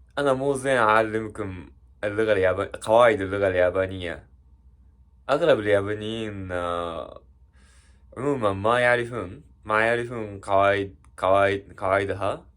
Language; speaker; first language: Arabic; non-native, learner; Japanese